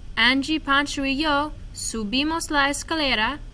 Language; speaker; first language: Spanish; non-native, fluent; English